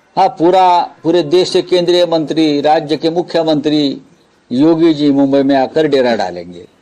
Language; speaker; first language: Hindi; non-native, local second language; Marathi